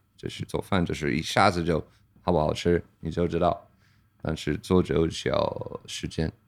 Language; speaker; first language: Chinese; non-native, fluent; English